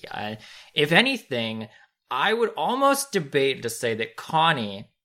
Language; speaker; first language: English; native; English